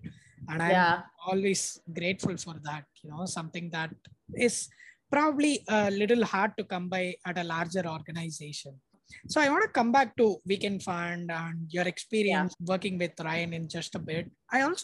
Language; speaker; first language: English; non-native, local second language; Tamil